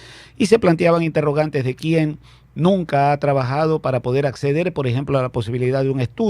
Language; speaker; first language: Spanish; native; Spanish